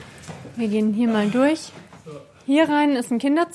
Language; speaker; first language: German; native; German